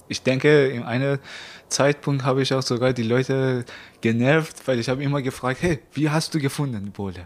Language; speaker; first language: German; non-native, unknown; Persian